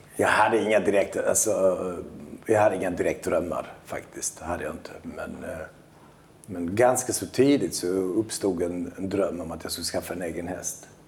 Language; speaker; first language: Swedish; early bilingual, other home language; Albanian